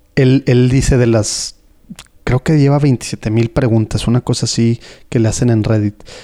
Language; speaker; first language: Spanish; native; Spanish